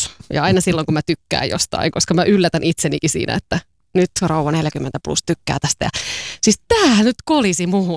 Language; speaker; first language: Finnish; native; Finnish